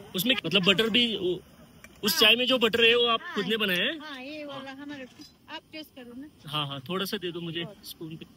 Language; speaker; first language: Hindi; non-native, local second language; Marathi